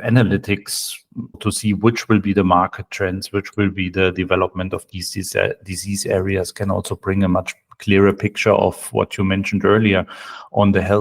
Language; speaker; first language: English; non-native, fluent; German